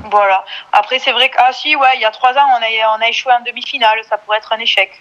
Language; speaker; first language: French; native; French